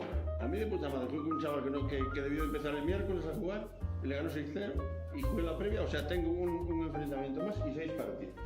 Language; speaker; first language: Spanish; native; Spanish